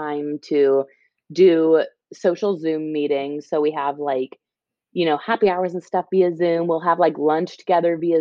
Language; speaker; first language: English; native; English